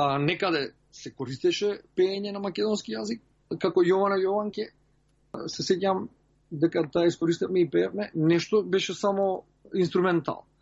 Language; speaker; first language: Macedonian; early bilingual, heritage; Macedonian